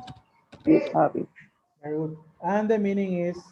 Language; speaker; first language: English; non-native, learner; Spanish